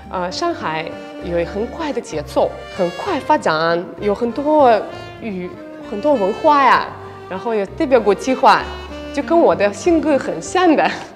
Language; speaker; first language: Chinese; non-native, fluent; Russian